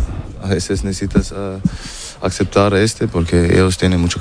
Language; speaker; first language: Spanish; non-native, learner; German